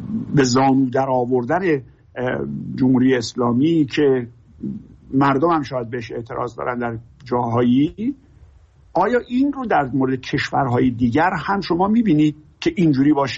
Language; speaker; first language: Persian; native; Persian